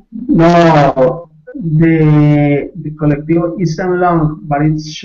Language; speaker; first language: English; non-native, learner; Spanish